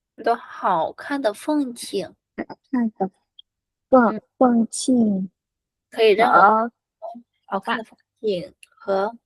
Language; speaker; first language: Chinese; non-native, fluent; Vietnamese